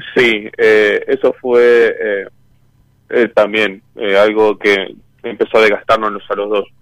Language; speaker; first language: Spanish; native; Spanish